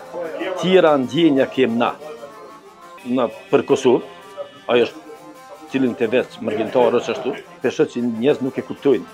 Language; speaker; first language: Albanian; native; Albanian